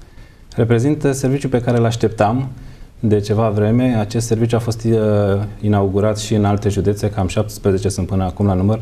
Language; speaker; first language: Romanian; native; Romanian